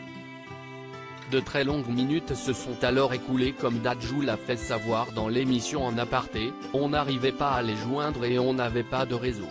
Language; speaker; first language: French; native; French